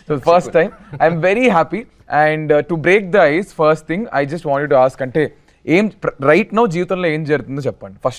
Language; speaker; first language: Telugu; native; Telugu